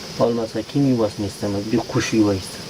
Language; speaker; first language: Turkish; non-native, learner; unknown